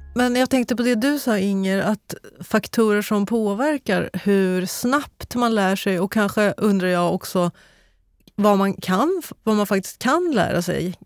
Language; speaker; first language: Swedish; native; Swedish